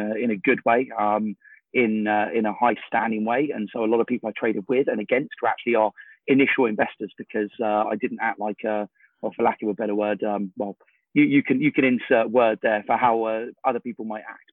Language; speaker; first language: English; native; English